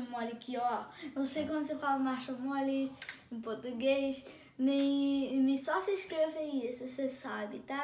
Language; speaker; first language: Portuguese; early bilingual, heritage; Portuguese